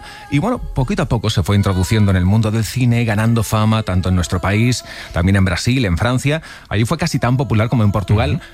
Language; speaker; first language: Spanish; native; Spanish